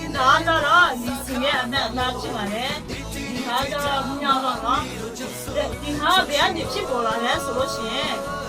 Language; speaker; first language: Burmese; non-native, local second language; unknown